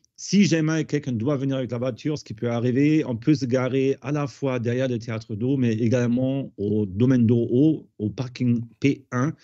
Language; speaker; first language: French; non-native, fluent; German